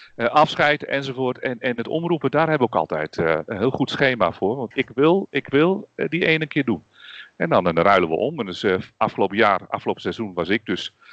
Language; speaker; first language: Dutch; native; Dutch